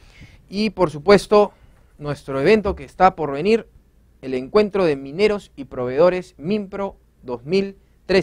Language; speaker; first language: Spanish; native; Spanish